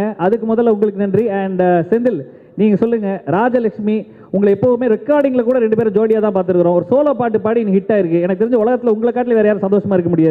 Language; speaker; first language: Tamil; native; Tamil